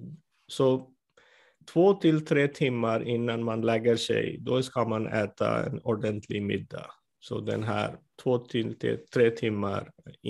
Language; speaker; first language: Swedish; non-native, fluent; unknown